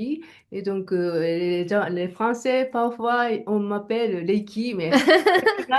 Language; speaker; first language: French; non-native, learner; Japanese